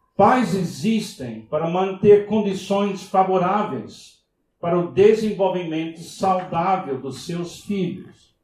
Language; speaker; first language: Portuguese; non-native, fluent; English